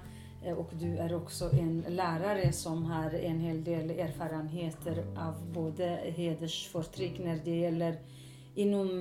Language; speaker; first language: Swedish; non-native, local second language; Kurdish